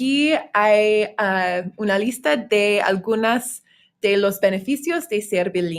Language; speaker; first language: Spanish; non-native, fluent; English